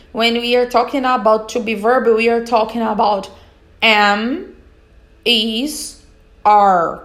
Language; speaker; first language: English; non-native, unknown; Portuguese